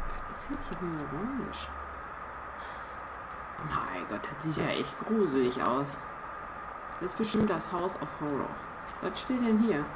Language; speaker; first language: German; native; German